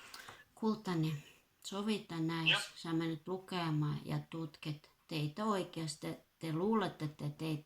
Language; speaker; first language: Finnish; non-native, fluent; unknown